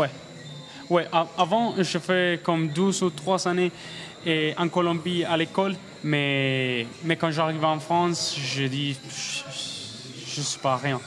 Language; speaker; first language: French; non-native, learner; Spanish